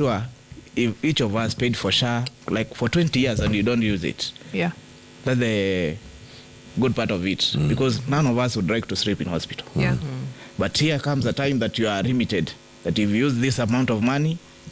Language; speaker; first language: English; non-native, local second language; Kikuyu